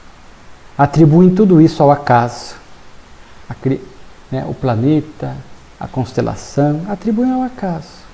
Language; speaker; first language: Portuguese; native; Portuguese